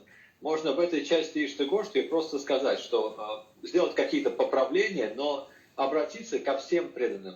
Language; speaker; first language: Russian; native; Russian